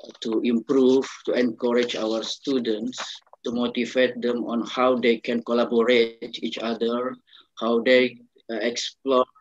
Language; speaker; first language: English; non-native, learner; Indonesian